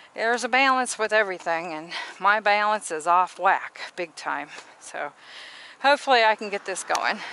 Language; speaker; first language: English; native; English